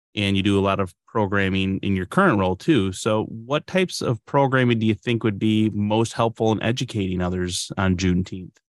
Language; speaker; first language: English; native; English